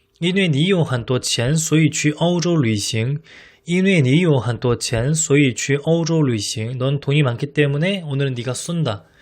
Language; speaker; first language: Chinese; non-native, fluent; Korean